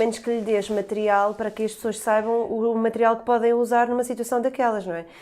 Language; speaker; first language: Portuguese; native; Portuguese